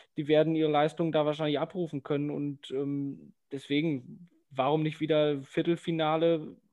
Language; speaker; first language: German; native; German